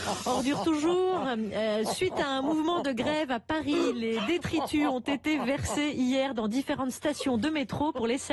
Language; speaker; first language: French; native; French